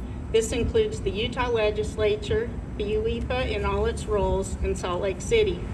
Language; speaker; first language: English; native; English